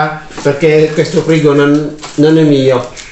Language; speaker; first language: Italian; non-native, learner; Filipino